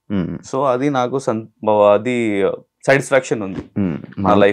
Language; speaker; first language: Telugu; non-native, learner; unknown